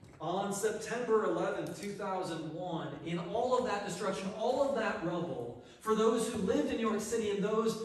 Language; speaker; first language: English; native; English